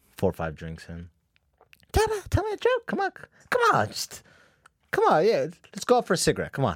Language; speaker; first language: English; early bilingual, other home language; Arabic